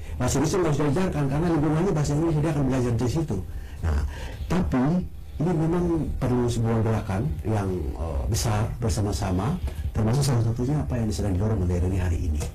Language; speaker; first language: Indonesian; non-native, local second language; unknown